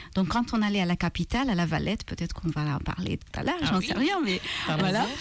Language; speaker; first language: French; non-native, fluent; Maltese